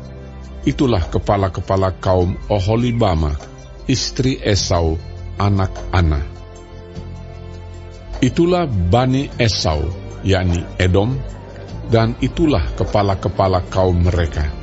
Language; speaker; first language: Indonesian; native; Indonesian